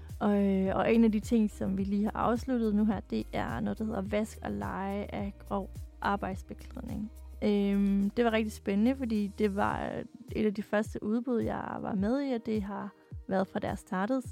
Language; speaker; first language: Danish; native; Danish